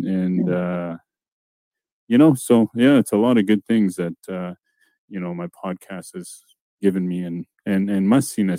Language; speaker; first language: English; non-native, fluent; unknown